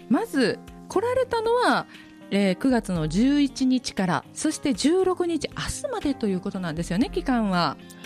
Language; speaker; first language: Japanese; native; Japanese